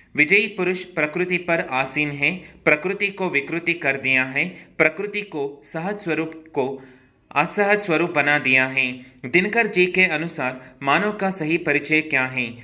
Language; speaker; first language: Hindi; non-native, local second language; Kannada